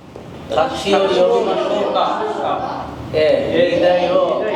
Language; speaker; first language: Japanese; non-native, learner; Bangla